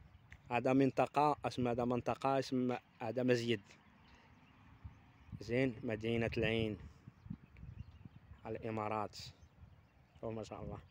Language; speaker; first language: Arabic; non-native, learner; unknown